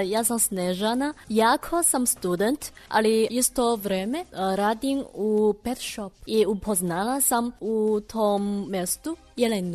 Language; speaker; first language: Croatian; non-native, learner; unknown